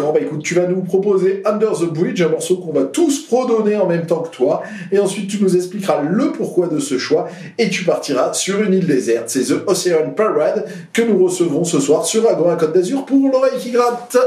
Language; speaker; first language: French; native; French